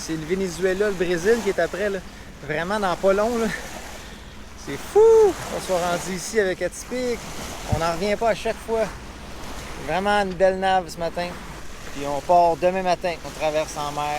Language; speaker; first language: French; native; French